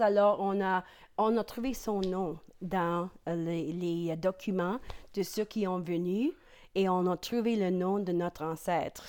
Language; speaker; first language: French; non-native, local second language; English